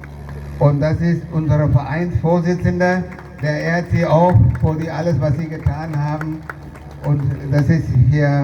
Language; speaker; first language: German; non-native, fluent; Tamil